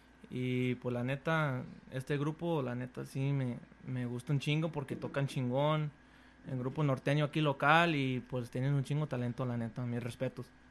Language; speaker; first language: Spanish; early bilingual, heritage; Spanish